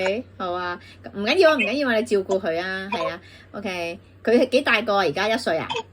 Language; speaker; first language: Cantonese; native; Cantonese